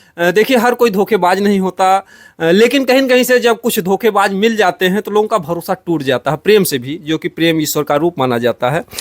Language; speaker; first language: Hindi; native; Hindi